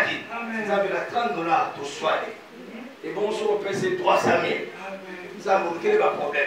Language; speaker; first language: French; non-native, local second language; Lingala